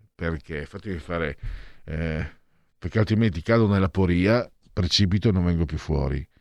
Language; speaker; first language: Italian; native; Italian